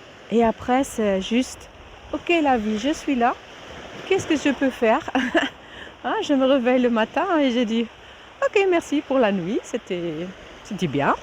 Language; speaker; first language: French; non-native, fluent; German